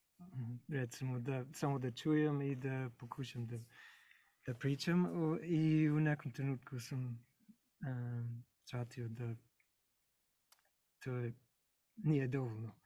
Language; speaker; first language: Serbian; non-native, learner; English